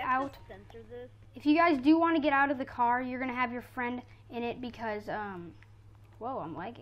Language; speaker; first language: English; native; English